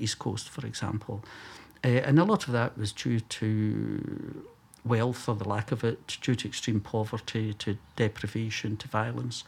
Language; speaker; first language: English; native; English